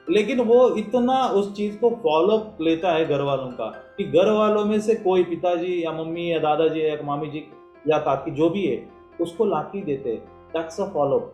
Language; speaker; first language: Hindi; non-native, local second language; Marathi